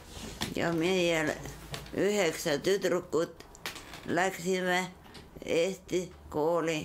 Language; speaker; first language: Estonian; non-native, local second language; Yiddish